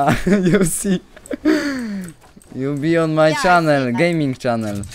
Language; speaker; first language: English; non-native, learner; Polish